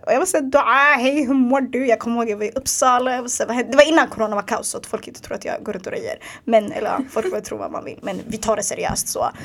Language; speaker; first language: Swedish; early bilingual, other home language; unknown